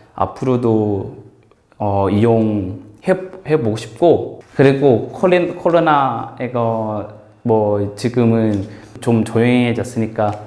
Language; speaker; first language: Korean; non-native, fluent; Lao